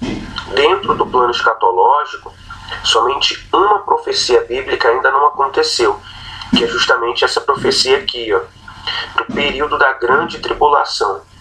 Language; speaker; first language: Portuguese; native; Portuguese